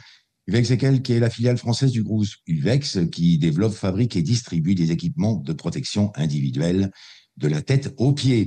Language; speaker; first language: French; native; French